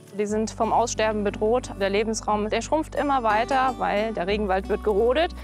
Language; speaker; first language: German; native; German